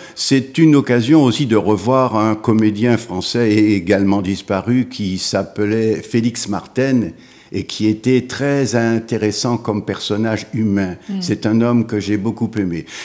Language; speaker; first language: French; native; French